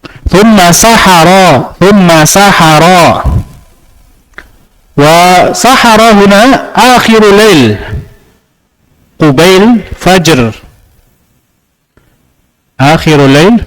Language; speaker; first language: Arabic; non-native, fluent; Indonesian